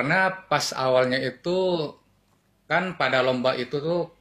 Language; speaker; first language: Indonesian; native; Indonesian